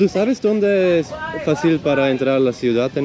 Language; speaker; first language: Spanish; non-native, learner; Swiss German